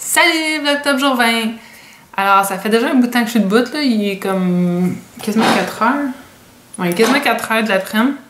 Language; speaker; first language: French; native; French